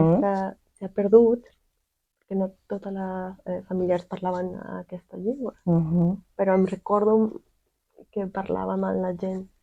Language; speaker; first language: Catalan; non-native, fluent; Spanish